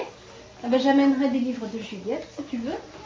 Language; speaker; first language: French; native; French